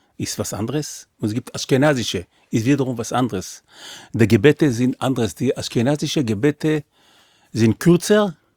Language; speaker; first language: German; non-native, fluent; Hebrew